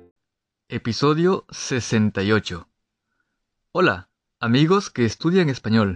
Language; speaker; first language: Spanish; non-native, fluent; Japanese